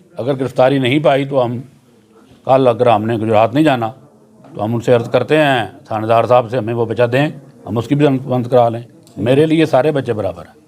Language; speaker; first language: Urdu; non-native, local second language; Punjabi